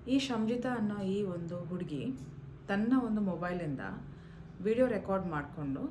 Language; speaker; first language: Kannada; non-native, local second language; Malayalam